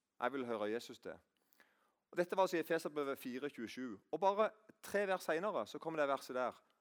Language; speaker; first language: Norwegian; native; Norwegian